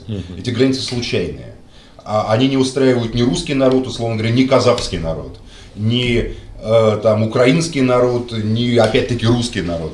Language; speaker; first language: Russian; native; Russian